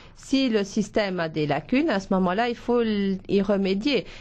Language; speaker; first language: French; non-native, fluent; Slovenian